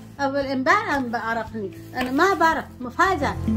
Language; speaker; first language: Arabic; non-native, learner; Urdu